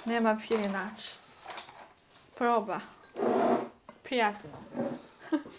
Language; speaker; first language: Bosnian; non-native, learner; Chinese